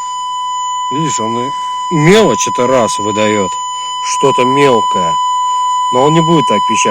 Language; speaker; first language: Russian; native; Russian